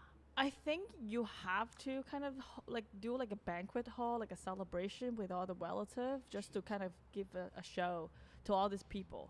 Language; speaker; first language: English; early bilingual, other home language; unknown